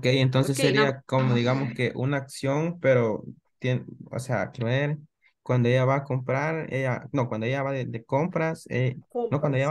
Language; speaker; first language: Spanish; native; Spanish